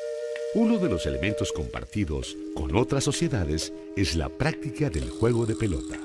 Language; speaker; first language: Spanish; native; Spanish